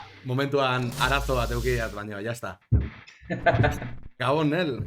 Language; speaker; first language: Basque; native; Basque